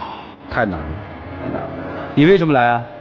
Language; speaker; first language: Chinese; native; Chinese